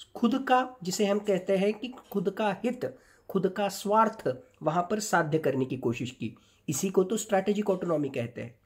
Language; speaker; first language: Hindi; non-native, local second language; Marathi